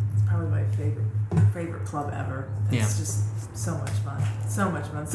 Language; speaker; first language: English; native; English